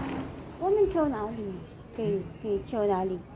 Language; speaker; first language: Chinese; non-native, learner; Filipino